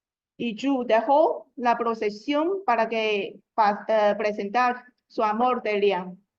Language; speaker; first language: Spanish; non-native, learner; Chinese